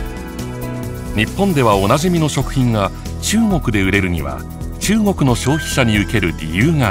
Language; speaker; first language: Japanese; native; Japanese